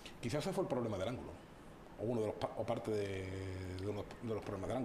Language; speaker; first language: Spanish; native; Spanish